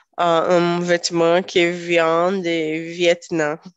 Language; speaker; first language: French; non-native, learner; Portuguese